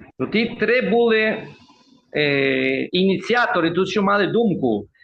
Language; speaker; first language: Ukrainian; early bilingual, heritage; Ukrainian